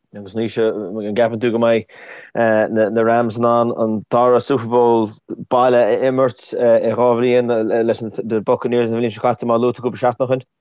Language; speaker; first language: Irish; native; Irish